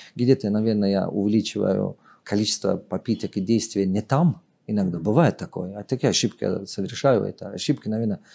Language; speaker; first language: Russian; non-native, local second language; Tajik